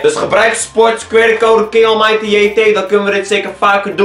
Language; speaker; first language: Dutch; native; Dutch